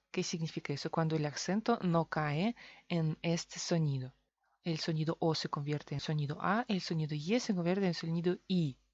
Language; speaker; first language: Spanish; non-native, fluent; Russian